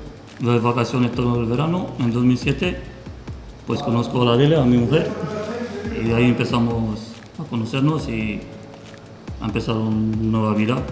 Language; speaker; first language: Spanish; non-native, fluent; Romanian